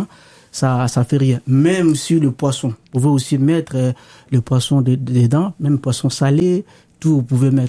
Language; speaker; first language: French; non-native, local second language; Lingala